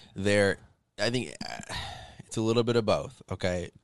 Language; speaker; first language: English; native; English